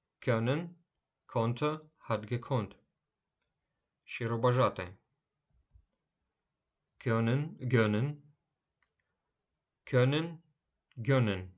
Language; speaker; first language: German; non-native, fluent; Ukrainian